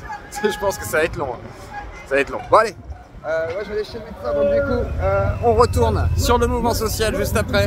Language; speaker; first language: French; native; French